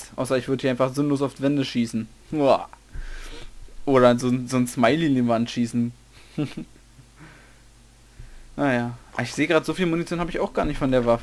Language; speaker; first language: German; native; German